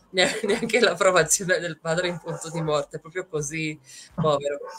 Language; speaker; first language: Italian; native; Italian